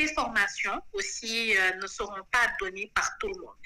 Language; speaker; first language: French; non-native, local second language; Wolof